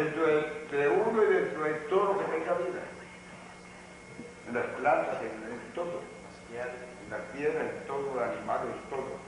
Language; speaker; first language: Spanish; native; Spanish